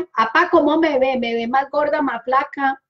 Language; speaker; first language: Spanish; native; Spanish